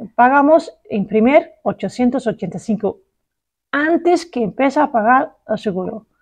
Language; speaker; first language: Spanish; non-native, learner; Dutch